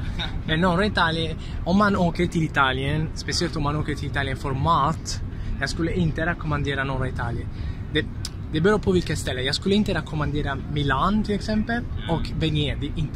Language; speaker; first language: Swedish; non-native, fluent; Italian